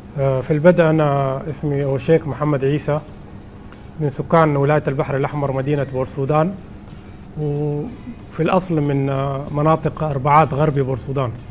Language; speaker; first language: Arabic; non-native, local second language; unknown